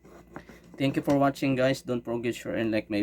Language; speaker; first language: English; non-native, local second language; Filipino